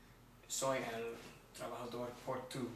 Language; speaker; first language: Spanish; non-native, learner; English